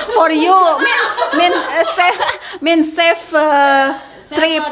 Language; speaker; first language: English; non-native, learner; Indonesian